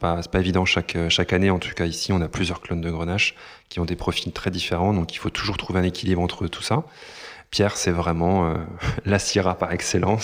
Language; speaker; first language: French; native; French